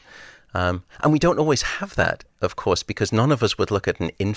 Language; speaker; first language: English; native; English